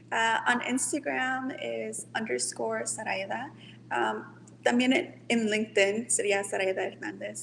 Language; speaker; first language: Spanish; early bilingual, heritage; Spanish